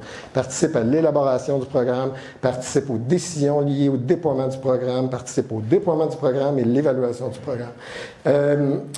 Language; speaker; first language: French; native; French